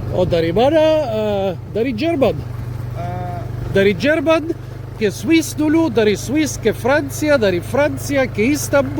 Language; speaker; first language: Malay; non-native, learner; German